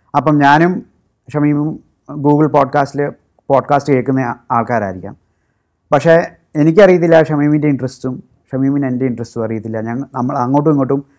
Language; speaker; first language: Malayalam; native; Malayalam